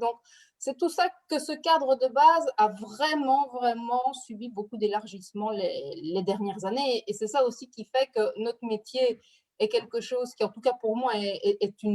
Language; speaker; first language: French; native; French